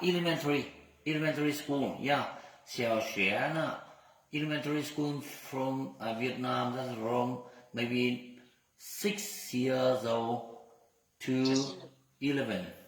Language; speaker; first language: English; non-native, learner; Vietnamese